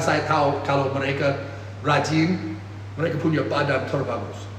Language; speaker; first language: Indonesian; non-native, fluent; English